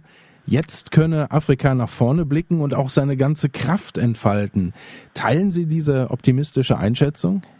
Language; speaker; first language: German; native; German